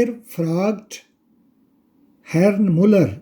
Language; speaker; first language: German; non-native, fluent; Urdu